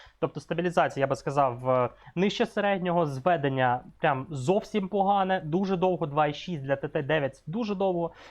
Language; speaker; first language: Ukrainian; non-native, local second language; Russian